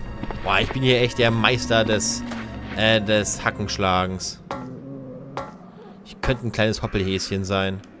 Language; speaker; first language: German; native; German